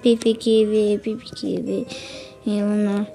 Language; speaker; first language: Turkish; native; Turkish